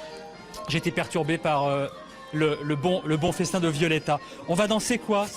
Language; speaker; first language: French; native; French